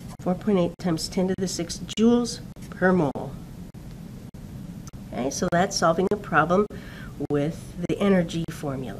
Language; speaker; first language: English; native; English